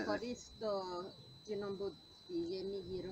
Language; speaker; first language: Greek; early bilingual, heritage; Greek